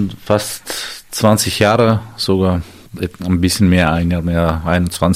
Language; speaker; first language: German; non-native, fluent; Armenian